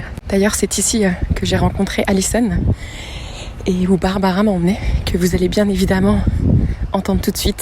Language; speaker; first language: French; native; French